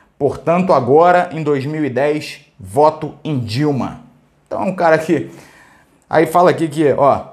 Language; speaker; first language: Portuguese; native; Portuguese